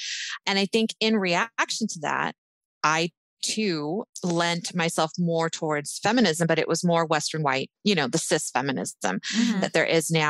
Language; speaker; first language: English; native; English